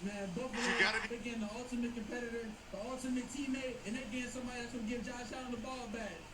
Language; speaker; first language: English; native; English